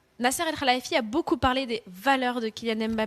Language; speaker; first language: French; native; French